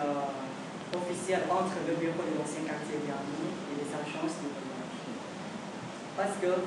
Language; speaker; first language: French; non-native, learner; Vietnamese